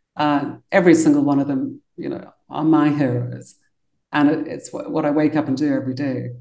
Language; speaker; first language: English; native; English